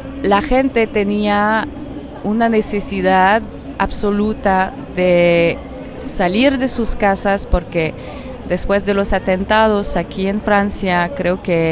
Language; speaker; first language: Spanish; non-native, fluent; French